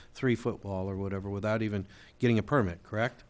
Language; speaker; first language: English; native; English